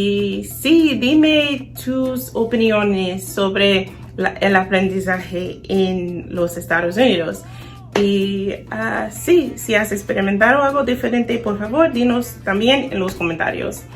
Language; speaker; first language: Spanish; non-native, learner; English